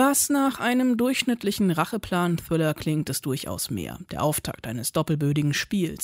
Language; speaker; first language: German; native; German